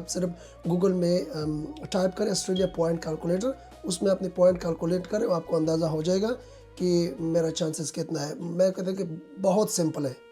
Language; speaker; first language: Urdu; non-native, local second language; Pashto